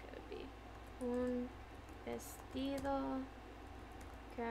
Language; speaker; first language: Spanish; non-native, learner; English